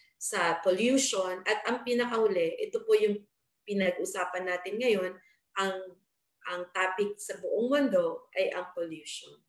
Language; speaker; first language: Filipino; non-native, local second language; Bikol